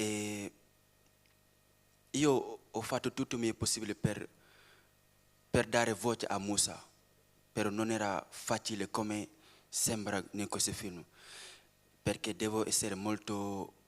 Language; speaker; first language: Italian; non-native, learner; Wolof